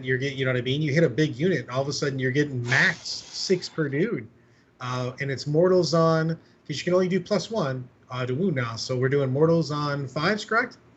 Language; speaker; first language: English; native; English